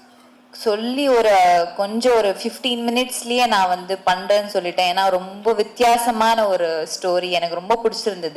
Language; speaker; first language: Tamil; early bilingual, heritage; Tamil